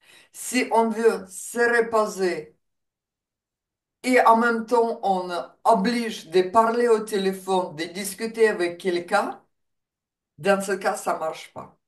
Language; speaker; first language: French; non-native, fluent; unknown